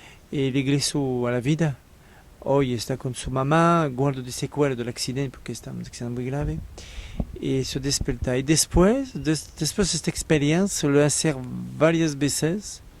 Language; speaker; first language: Spanish; non-native, learner; French